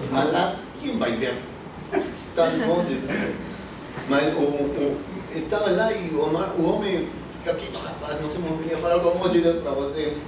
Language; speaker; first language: Portuguese; non-native, fluent; Spanish